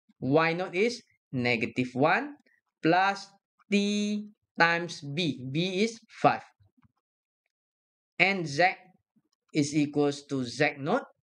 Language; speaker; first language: English; non-native, local second language; Malay